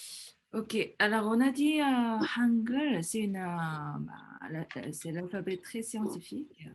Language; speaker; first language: French; early bilingual, other home language; Korean